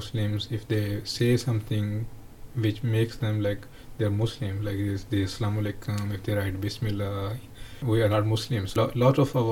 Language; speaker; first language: English; non-native, local second language; Punjabi